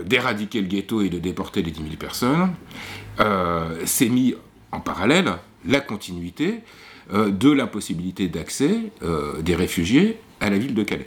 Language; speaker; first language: French; native; French